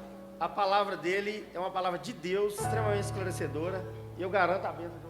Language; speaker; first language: Portuguese; native; Portuguese